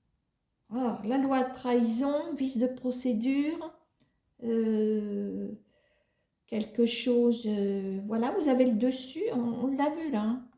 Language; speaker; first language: French; native; French